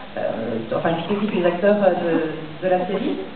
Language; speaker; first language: French; native; French